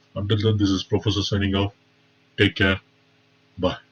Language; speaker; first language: English; non-native, local second language; Tamil